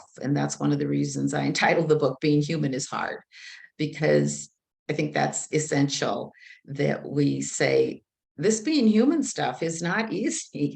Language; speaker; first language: English; native; English